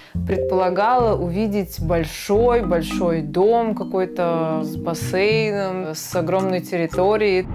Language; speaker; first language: Russian; native; Russian